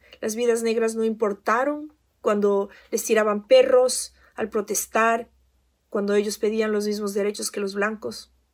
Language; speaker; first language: Spanish; native; Spanish